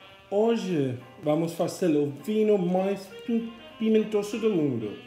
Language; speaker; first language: Portuguese; non-native, learner; English